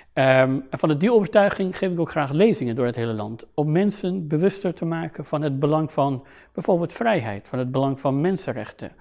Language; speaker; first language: Dutch; non-native, fluent; Persian